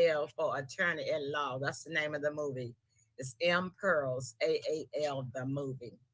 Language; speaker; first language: English; native; English